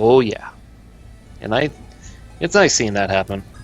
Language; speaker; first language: English; native; English